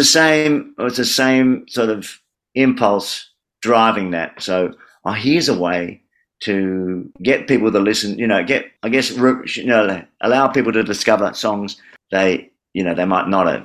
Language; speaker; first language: English; native; English